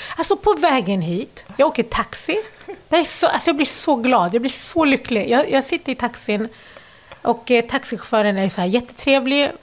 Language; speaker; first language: Swedish; early bilingual, other home language; Arabic